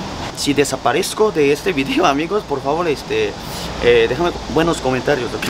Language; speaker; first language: Spanish; non-native, fluent; Korean